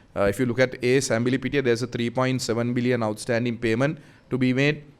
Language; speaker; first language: English; non-native, local second language; Sinhala